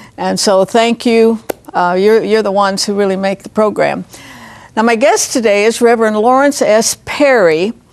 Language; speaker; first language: English; native; English